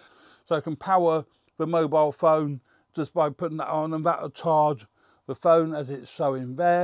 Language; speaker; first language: English; native; English